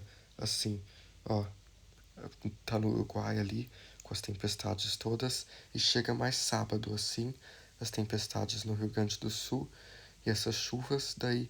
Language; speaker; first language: Portuguese; non-native, learner; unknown